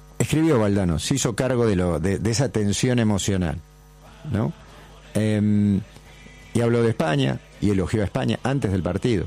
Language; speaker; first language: Spanish; native; Spanish